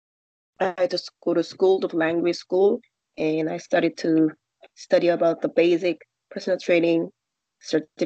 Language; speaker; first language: English; non-native, learner; Korean